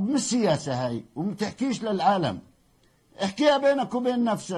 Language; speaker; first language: Arabic; native; Arabic